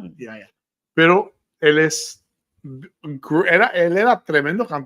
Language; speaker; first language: Spanish; early bilingual, heritage; Spanish